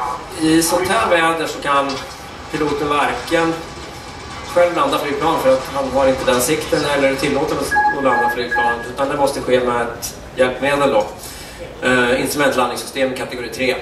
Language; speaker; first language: Swedish; native; Swedish